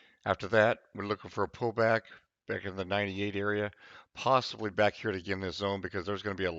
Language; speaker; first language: English; native; English